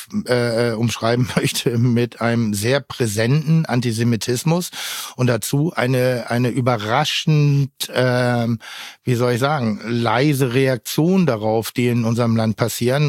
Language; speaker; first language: German; native; German